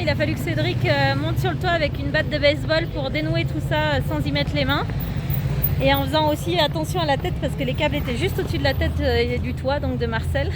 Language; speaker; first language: French; native; French